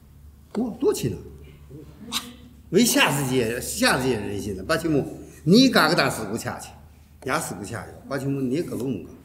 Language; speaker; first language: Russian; non-native, learner; Chinese